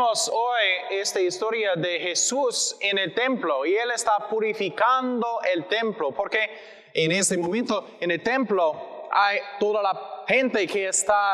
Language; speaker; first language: Spanish; non-native, learner; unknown